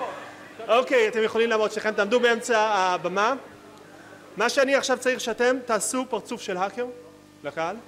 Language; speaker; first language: Hebrew; native; Hebrew